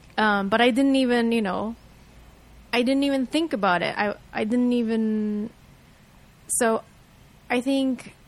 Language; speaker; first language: English; native; English